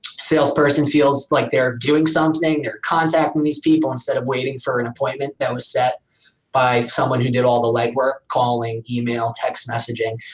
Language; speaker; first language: English; native; English